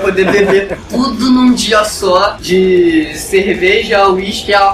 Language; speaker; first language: Portuguese; native; Portuguese